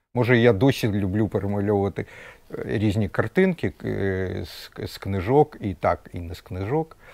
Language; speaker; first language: Ukrainian; non-native, local second language; Russian